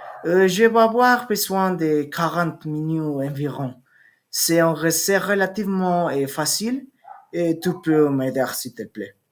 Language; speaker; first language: French; non-native, learner; Spanish